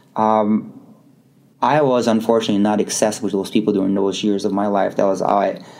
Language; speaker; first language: English; non-native, fluent; Portuguese